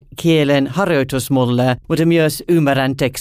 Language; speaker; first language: Finnish; non-native, learner; English